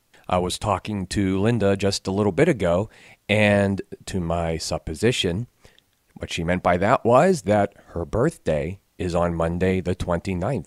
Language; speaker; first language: English; native; English